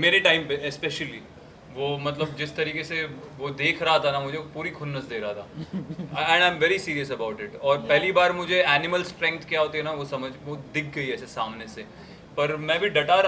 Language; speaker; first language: Hindi; native; Hindi